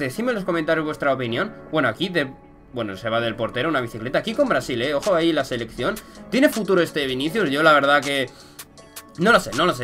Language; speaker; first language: Spanish; native; Spanish